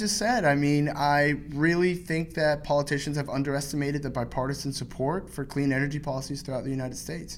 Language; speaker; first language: English; non-native, fluent; Spanish